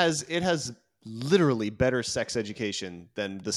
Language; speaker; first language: English; native; English